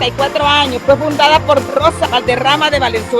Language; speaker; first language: Spanish; native; Spanish